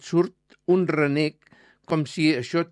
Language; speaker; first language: Catalan; native; Catalan